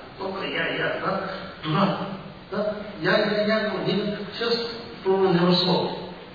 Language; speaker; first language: Russian; non-native, learner; Tibetan